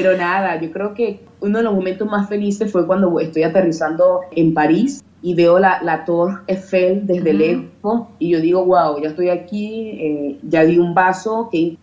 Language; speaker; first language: Spanish; native; Spanish